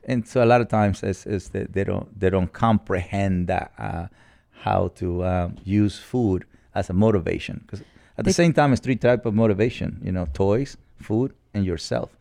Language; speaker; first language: English; non-native, fluent; Spanish